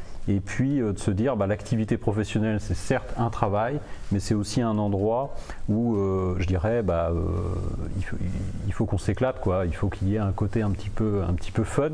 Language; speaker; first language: French; native; French